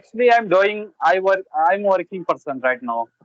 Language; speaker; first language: English; non-native, learner; Bhojpuri